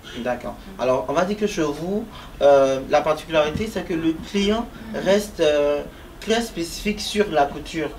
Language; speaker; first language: French; native; French